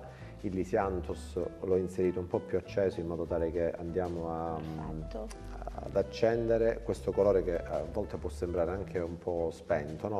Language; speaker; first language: Italian; native; Italian